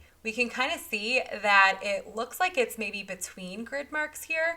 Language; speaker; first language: English; native; English